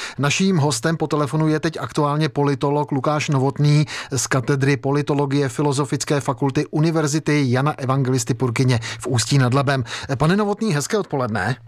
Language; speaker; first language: Czech; native; Czech